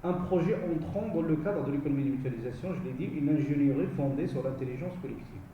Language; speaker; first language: French; non-native, local second language; Arabic